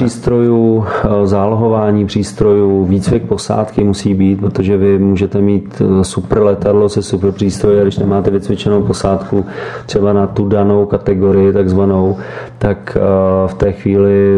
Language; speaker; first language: Czech; native; Czech